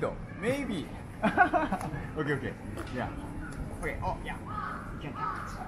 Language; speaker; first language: English; non-native, learner; Japanese